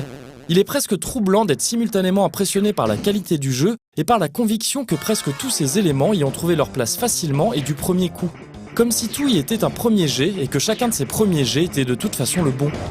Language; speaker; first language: French; native; French